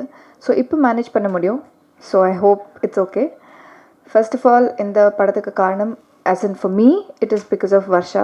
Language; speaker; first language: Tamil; non-native, learner; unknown